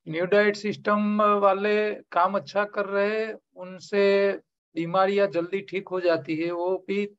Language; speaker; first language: Hindi; non-native, local second language; Gujarati